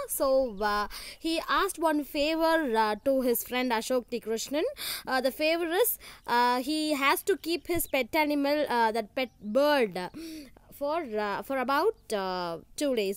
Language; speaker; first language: English; non-native, local second language; Tamil